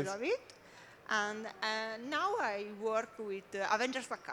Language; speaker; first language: English; non-native, learner; Italian